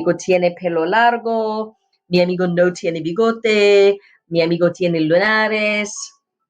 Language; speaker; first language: Spanish; non-native, fluent; English